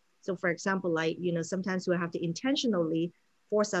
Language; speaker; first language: English; non-native, local second language; Cantonese